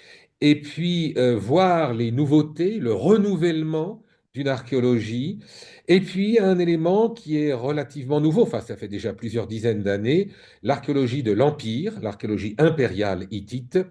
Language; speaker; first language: French; native; French